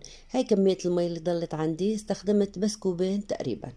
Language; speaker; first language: Arabic; native; Arabic